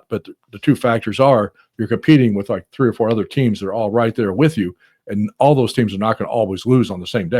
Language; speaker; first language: English; native; English